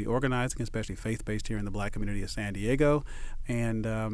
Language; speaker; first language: English; native; English